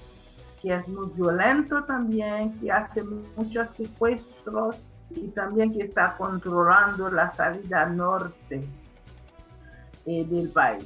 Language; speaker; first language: Spanish; non-native, fluent; Haitian Creole